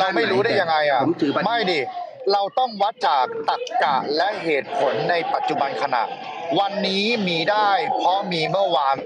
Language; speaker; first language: Thai; native; Thai